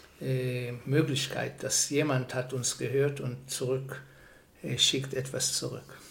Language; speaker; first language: German; non-native, fluent; Hebrew